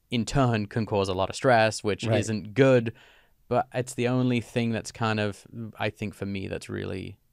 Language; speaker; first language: English; native; English